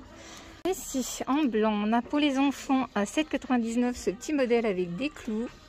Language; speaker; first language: French; native; French